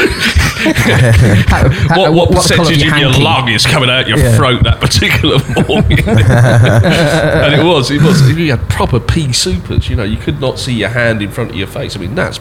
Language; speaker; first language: English; native; English